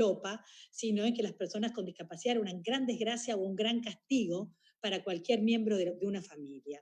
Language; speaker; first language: Spanish; native; Spanish